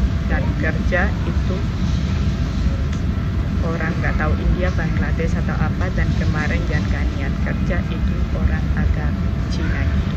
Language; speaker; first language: Indonesian; non-native, fluent; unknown